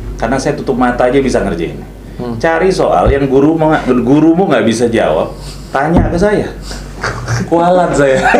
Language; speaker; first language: Indonesian; non-native, local second language; Minangkabau